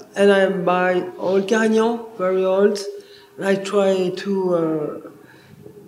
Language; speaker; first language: English; non-native, learner; French